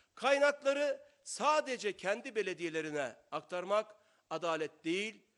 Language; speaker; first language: Turkish; native; Turkish